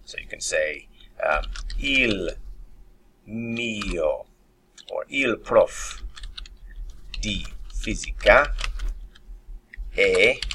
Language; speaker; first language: Italian; non-native, fluent; English